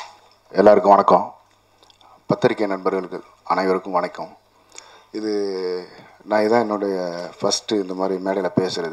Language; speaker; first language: Tamil; native; Tamil